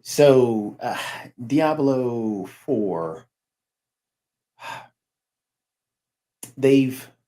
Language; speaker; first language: English; native; English